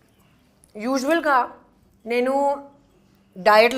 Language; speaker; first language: Telugu; non-native, learner; Hindi